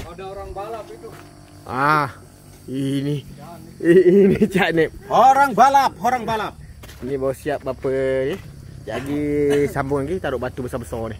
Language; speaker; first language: Malay; native; Malay